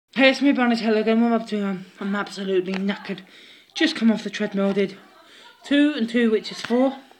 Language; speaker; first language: English; native; English